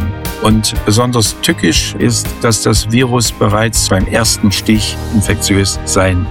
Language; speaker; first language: German; native; German